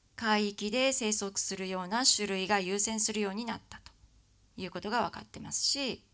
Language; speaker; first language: Japanese; native; Japanese